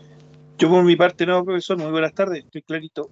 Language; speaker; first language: Spanish; native; Spanish